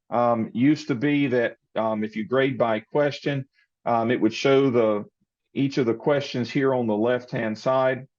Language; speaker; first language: English; native; English